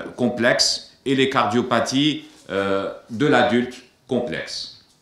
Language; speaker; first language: French; non-native, local second language; Arabic